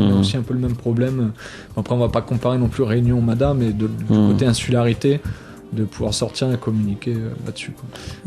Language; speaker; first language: French; native; French